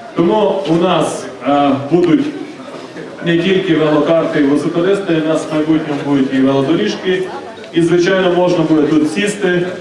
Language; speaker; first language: Ukrainian; native; Ukrainian